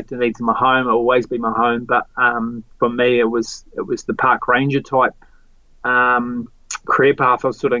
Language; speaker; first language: English; native; English